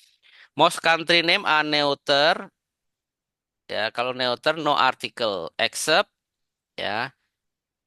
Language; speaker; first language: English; non-native, fluent; Indonesian